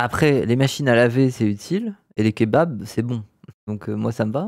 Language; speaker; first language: French; native; French